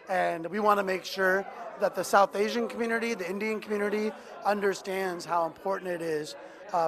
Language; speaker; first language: English; native; English